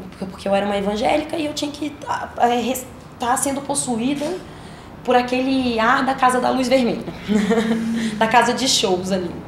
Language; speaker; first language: Portuguese; native; Portuguese